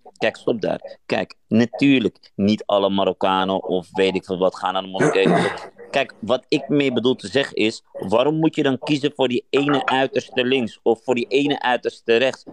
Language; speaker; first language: Dutch; early bilingual, other home language; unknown